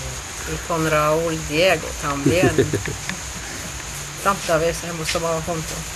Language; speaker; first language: Spanish; non-native, learner; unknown